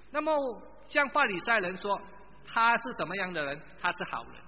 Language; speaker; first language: Chinese; non-native, local second language; Min Nan Chinese